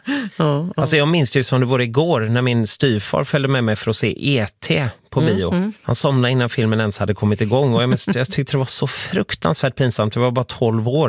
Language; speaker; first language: Swedish; native; Swedish